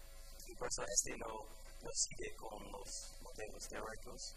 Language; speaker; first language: Spanish; non-native, fluent; English